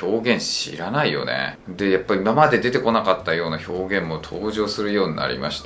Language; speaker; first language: Japanese; native; Japanese